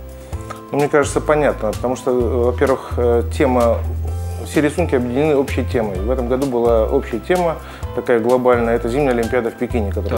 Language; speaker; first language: Russian; native; Russian